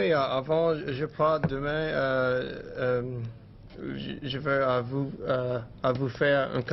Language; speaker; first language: French; non-native, learner; English